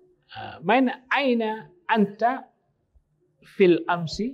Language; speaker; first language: Arabic; non-native, fluent; Malay